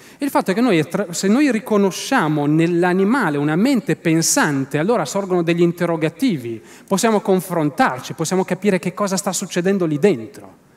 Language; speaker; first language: Italian; native; Italian